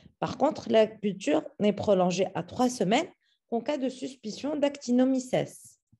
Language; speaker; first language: French; non-native, local second language; Arabic